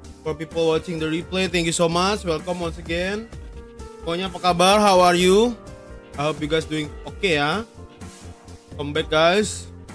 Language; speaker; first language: English; non-native, fluent; Indonesian